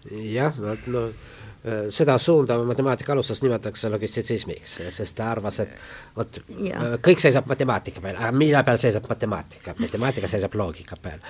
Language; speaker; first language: Estonian; non-native, local second language; Russian